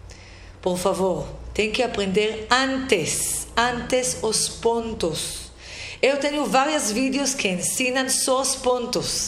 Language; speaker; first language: Portuguese; non-native, fluent; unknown